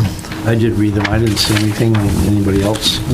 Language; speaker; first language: English; native; English